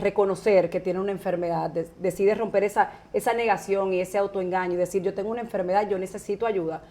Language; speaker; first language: Spanish; native; Spanish